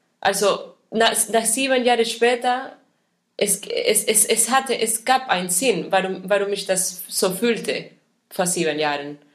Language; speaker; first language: German; non-native, fluent; Spanish